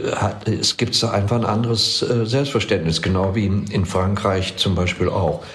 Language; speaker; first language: German; non-native, fluent; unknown